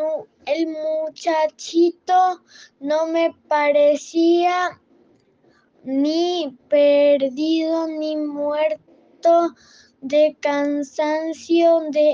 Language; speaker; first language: Spanish; non-native, learner; French